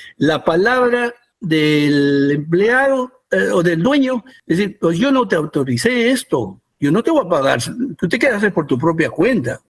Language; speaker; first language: Spanish; early bilingual, heritage; Spanish